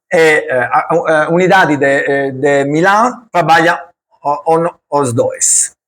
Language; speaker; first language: Portuguese; non-native, learner; Italian